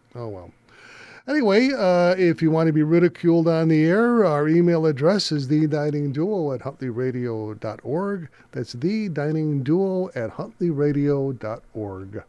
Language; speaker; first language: English; native; English